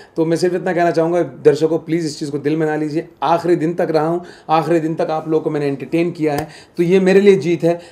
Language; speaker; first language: Hindi; native; Hindi